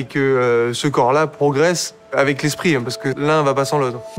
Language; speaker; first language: French; native; French